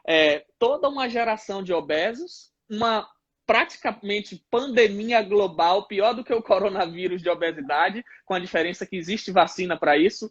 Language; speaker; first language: Portuguese; native; Portuguese